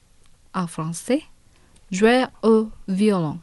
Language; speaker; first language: French; non-native, fluent; Indonesian